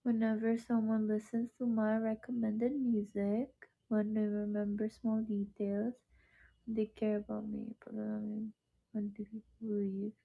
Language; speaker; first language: English; non-native, local second language; Filipino